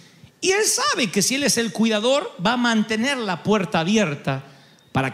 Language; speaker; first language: Spanish; native; Spanish